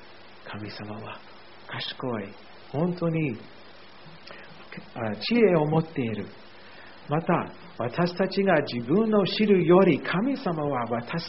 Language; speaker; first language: Japanese; non-native, fluent; English